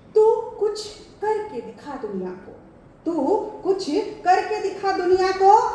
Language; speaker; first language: Hindi; non-native, local second language; Marathi